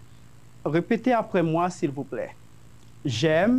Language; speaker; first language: French; non-native, fluent; Spanish